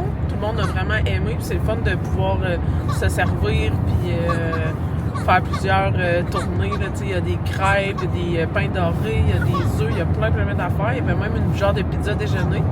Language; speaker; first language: French; native; French